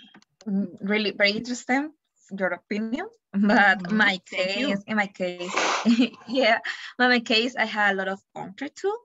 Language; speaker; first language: English; non-native, learner; Spanish